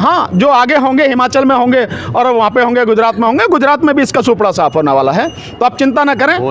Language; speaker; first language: Hindi; native; Hindi